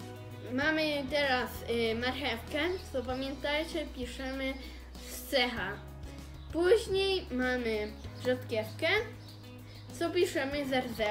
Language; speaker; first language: Polish; early bilingual, heritage; Polish